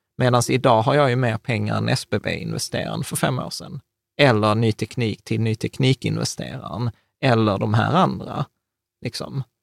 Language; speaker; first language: Swedish; native; Swedish